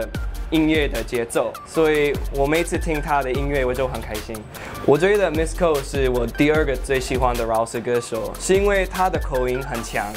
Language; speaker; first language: Chinese; non-native, fluent; English